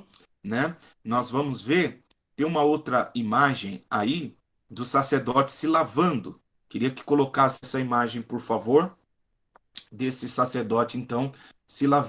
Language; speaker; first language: Portuguese; native; Portuguese